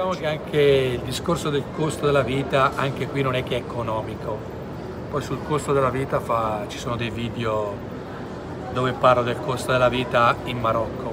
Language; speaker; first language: Italian; native; Italian